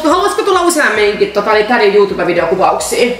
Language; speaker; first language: Finnish; native; Finnish